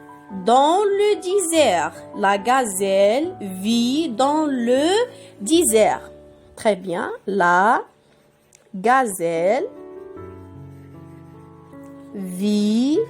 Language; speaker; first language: French; non-native, local second language; Arabic